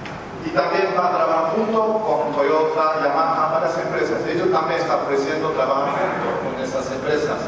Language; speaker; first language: Spanish; non-native, fluent; Japanese